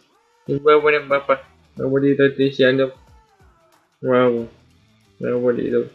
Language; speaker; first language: Spanish; non-native, learner; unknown